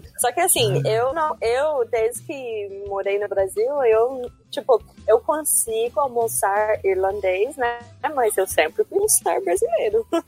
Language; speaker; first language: Portuguese; non-native, fluent; English